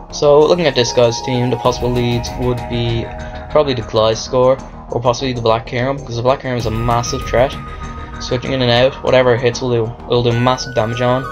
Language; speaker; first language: English; native; English